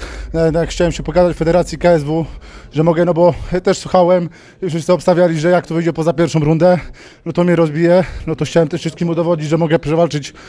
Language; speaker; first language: Polish; native; Polish